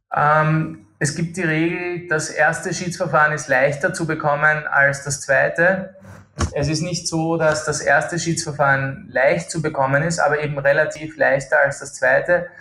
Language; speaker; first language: German; native; German